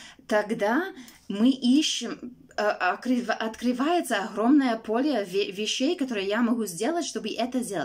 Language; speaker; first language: Russian; non-native, fluent; English